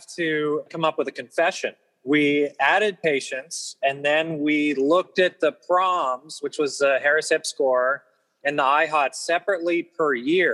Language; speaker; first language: English; native; English